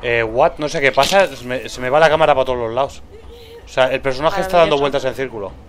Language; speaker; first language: Spanish; native; Spanish